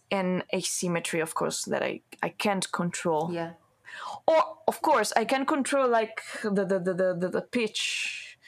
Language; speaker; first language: English; non-native, fluent; Italian